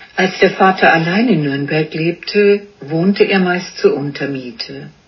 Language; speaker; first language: German; native; German